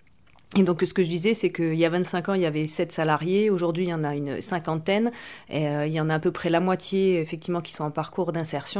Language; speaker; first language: French; native; French